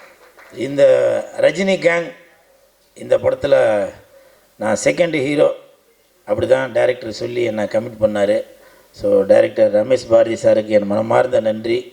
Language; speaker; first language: Tamil; native; Tamil